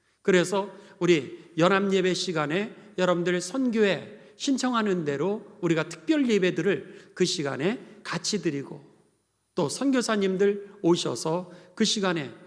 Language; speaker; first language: Korean; native; Korean